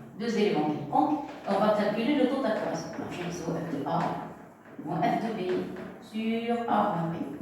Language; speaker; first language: French; non-native, local second language; Arabic